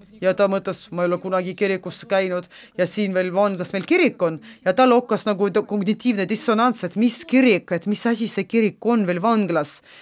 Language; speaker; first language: Estonian; non-native, local second language; Russian